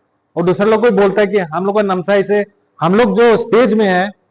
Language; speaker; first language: Hindi; non-native, local second language; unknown